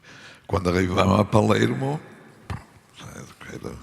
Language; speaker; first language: Italian; non-native, fluent; Portuguese